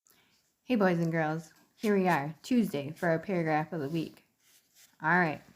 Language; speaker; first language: English; native; English